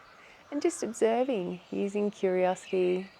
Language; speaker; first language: English; native; English